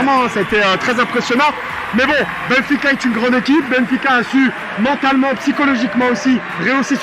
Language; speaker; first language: French; native; French